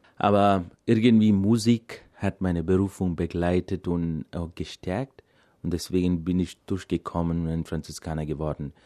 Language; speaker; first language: German; non-native, fluent; Malayalam